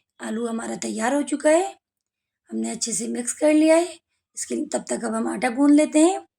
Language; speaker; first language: Hindi; native; Hindi